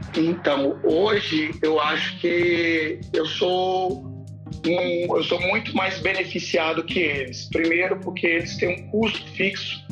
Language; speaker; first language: Portuguese; native; Portuguese